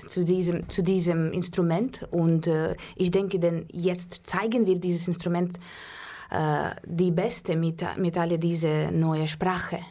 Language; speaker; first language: German; non-native, learner; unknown